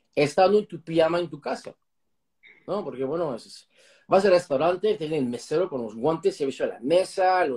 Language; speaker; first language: Spanish; non-native, fluent; English